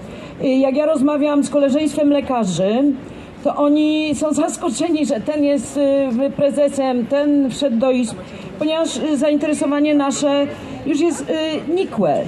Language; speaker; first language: Polish; native; Polish